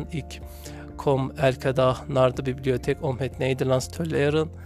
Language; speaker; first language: Dutch; non-native, learner; Turkish